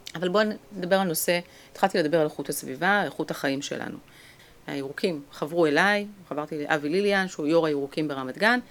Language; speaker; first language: Hebrew; native; Hebrew